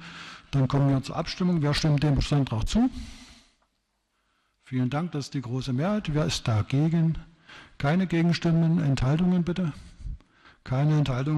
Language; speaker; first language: German; native; German